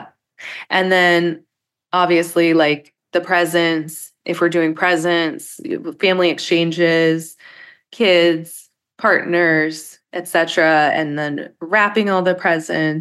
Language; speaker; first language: English; native; English